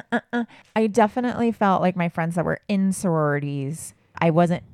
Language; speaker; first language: English; native; English